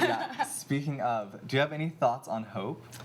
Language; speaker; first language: English; native; English